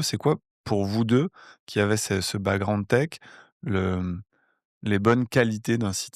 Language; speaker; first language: French; native; French